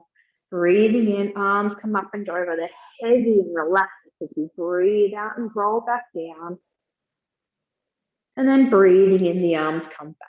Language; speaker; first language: English; native; English